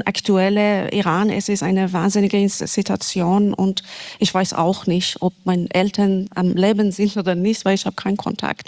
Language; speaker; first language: German; non-native, learner; Persian